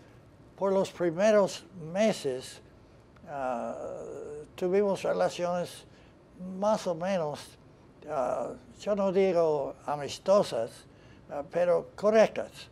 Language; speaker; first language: Spanish; non-native, fluent; English